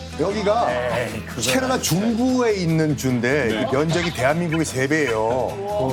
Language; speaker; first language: Korean; native; Korean